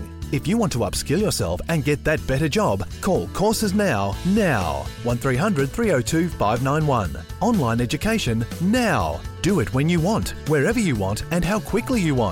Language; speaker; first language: English; native; English